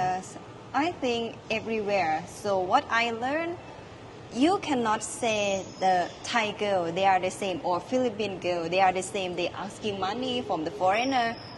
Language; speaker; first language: English; non-native, learner; Thai